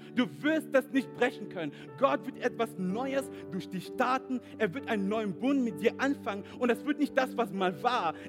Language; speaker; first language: German; non-native, fluent; French